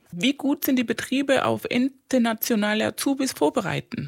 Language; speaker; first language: German; non-native, fluent; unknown